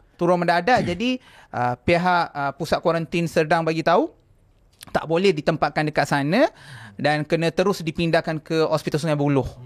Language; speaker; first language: Malay; non-native, local second language; Tamil